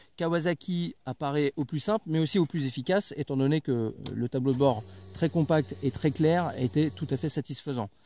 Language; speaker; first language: French; native; French